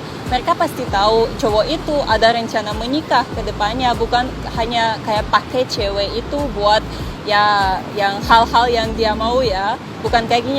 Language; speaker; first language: Indonesian; non-native, fluent; Russian